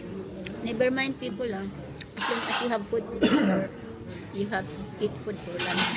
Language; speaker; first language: English; non-native, local second language; Filipino